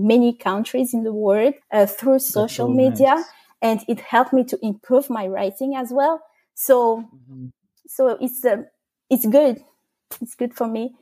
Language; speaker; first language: English; non-native, fluent; French